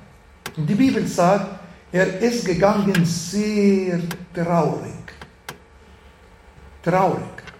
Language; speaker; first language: German; non-native, learner; Arabic